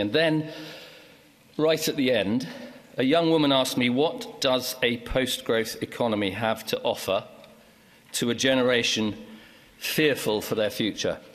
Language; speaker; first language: English; native; English